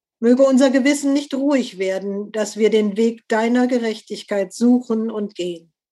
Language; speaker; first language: German; native; German